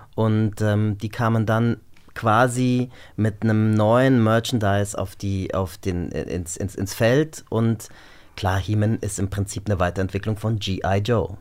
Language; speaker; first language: German; early bilingual, other home language; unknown